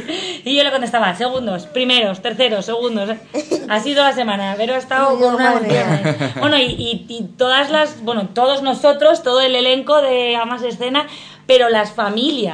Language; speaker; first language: Spanish; native; Spanish